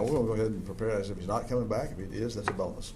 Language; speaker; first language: English; native; English